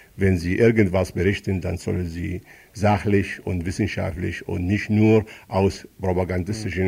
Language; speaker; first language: German; non-native, fluent; Arabic